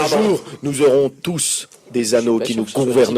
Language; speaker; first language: French; native; French